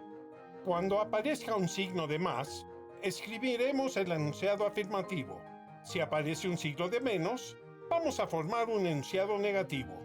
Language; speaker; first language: Spanish; native; Spanish